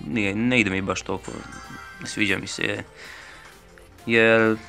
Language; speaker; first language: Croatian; early bilingual, heritage; Croatian